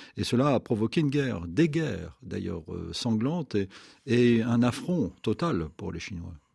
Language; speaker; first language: French; native; French